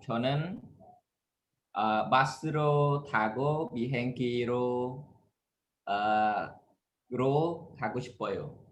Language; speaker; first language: Korean; non-native, learner; Khmer